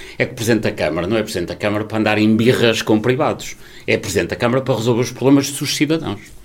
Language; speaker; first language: Portuguese; native; Portuguese